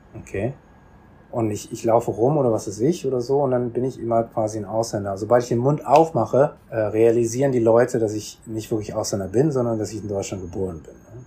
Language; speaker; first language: German; native; German